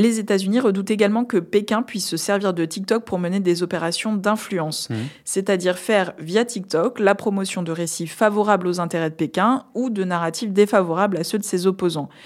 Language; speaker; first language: French; native; French